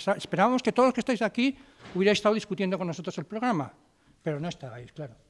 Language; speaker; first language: Spanish; native; Spanish